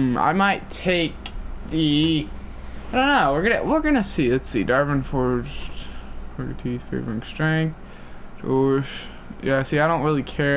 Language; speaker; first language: English; native; English